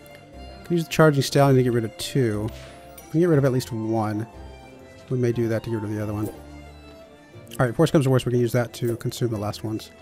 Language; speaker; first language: English; native; English